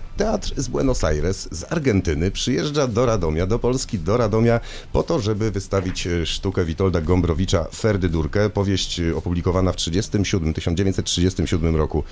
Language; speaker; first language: Polish; native; Polish